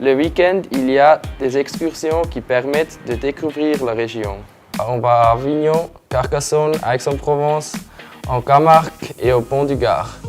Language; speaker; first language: French; non-native, local second language; German